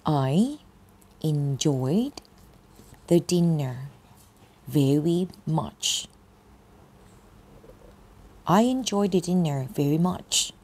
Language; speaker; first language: English; non-native, fluent; Thai